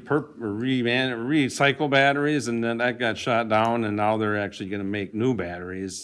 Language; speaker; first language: English; native; English